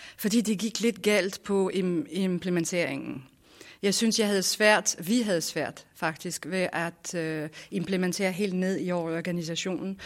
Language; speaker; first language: Danish; non-native, fluent; French